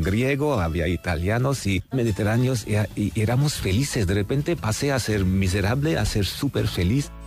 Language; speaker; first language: Spanish; non-native, fluent; Armenian